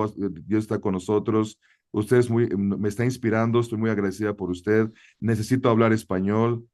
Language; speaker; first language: Spanish; non-native, learner; English